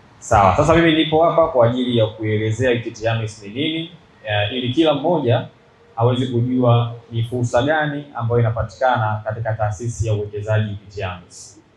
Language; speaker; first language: Swahili; native; Swahili